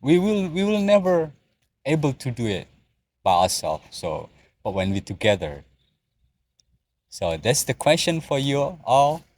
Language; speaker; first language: English; non-native, learner; Indonesian